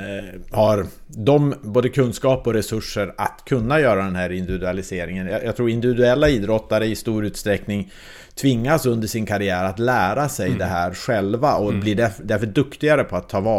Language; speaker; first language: Swedish; native; Swedish